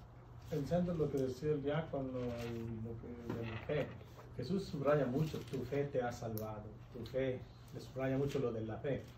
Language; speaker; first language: Spanish; native; Spanish